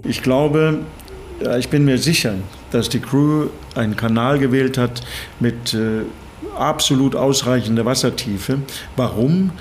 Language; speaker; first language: German; non-native, fluent; Norwegian